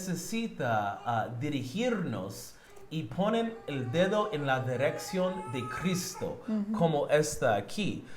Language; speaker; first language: Spanish; non-native, learner; English